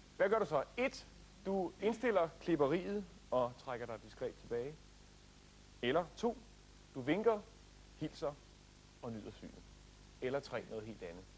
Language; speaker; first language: Danish; native; Danish